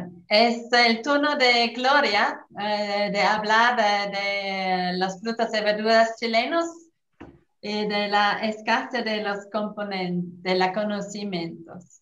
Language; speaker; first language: Spanish; non-native, fluent; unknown